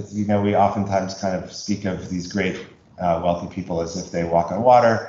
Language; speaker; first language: English; native; English